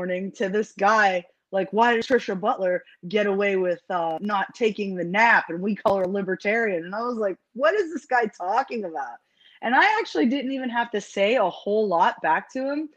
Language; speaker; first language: English; native; English